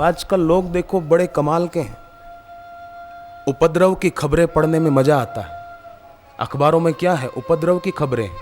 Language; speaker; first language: Hindi; native; Hindi